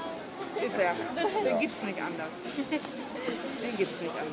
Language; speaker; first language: German; native; German